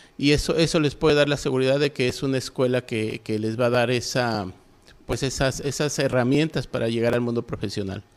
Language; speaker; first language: Spanish; native; Spanish